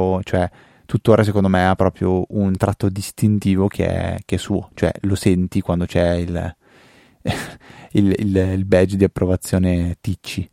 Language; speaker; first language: Italian; native; Italian